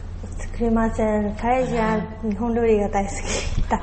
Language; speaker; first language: Japanese; non-native, learner; Chinese